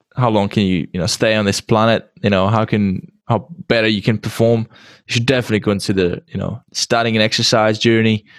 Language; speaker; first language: English; non-native, fluent; Czech